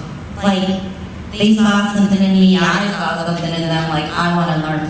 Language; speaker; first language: English; early bilingual, other home language; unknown